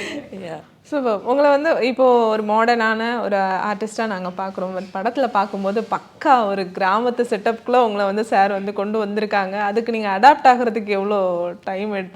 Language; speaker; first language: Tamil; native; Tamil